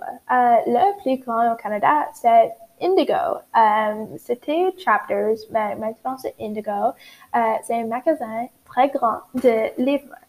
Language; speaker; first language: French; non-native, learner; English